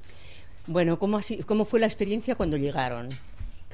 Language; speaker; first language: Spanish; native; Spanish